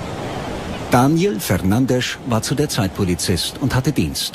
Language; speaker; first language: German; native; German